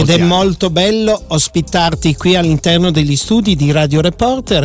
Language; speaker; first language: Italian; native; Italian